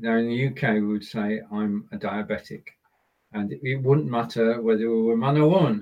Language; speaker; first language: English; native; English